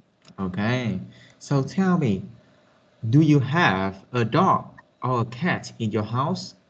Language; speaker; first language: English; non-native, fluent; Vietnamese